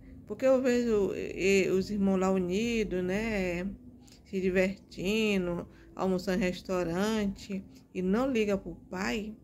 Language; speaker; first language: Portuguese; native; Portuguese